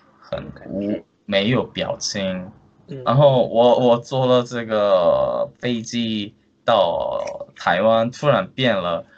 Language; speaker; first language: Chinese; non-native, fluent; Korean